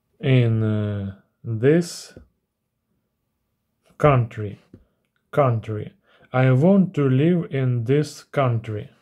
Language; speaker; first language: English; non-native, learner; Russian